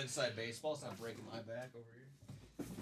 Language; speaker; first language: English; native; English